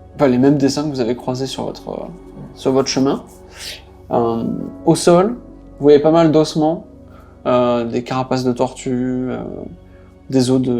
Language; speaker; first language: French; native; French